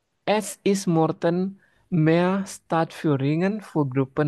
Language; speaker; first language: German; non-native, learner; Indonesian